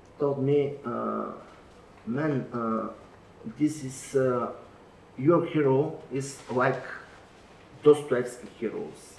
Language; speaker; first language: English; non-native, learner; Bulgarian